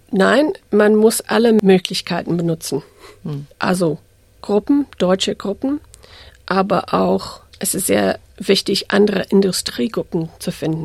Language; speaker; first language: German; non-native, fluent; English